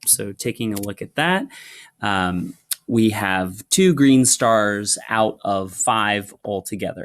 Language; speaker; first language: English; native; English